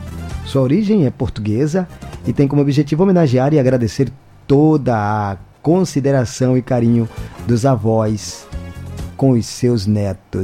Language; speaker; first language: Portuguese; native; Portuguese